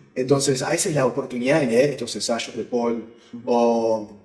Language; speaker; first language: Spanish; native; Spanish